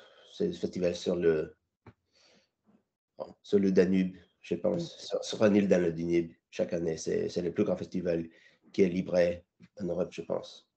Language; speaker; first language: French; non-native, learner; English